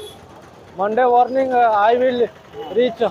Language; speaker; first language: English; non-native, learner; Hindi